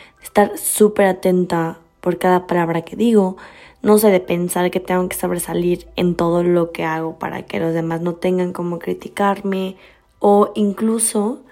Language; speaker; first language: Spanish; native; Spanish